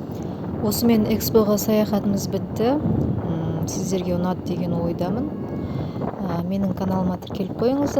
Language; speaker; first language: Kazakh; native; Kazakh